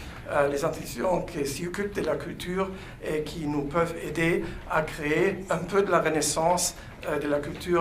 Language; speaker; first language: French; non-native, fluent; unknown